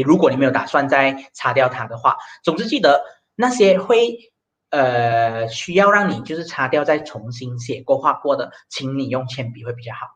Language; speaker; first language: Chinese; native; Chinese